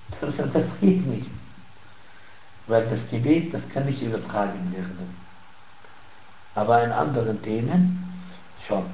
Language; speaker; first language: German; non-native, fluent; Arabic